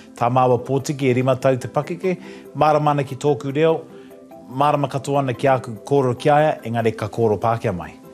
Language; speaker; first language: Māori; non-native, local second language; English